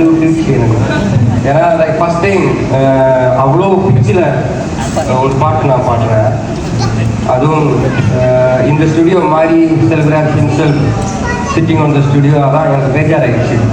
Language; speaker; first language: Tamil; early bilingual, heritage; Tamil